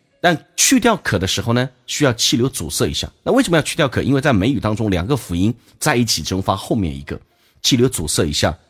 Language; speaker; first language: Chinese; native; Chinese